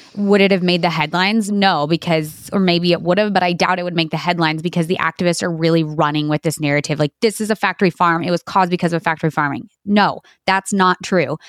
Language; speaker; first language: English; native; English